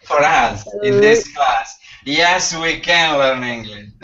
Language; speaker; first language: English; non-native, learner; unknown